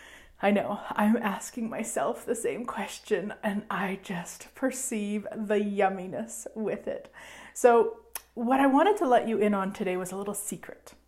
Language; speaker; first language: English; native; English